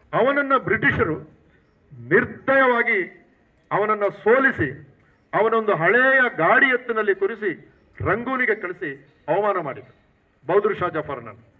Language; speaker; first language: Kannada; non-native, local second language; Tulu